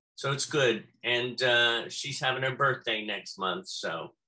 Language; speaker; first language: English; native; English